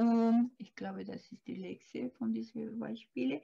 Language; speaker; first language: German; non-native, learner; Spanish